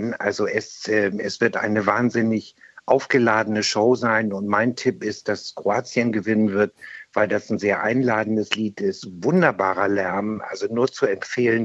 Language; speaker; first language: German; native; German